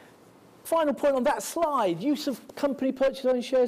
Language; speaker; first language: English; native; English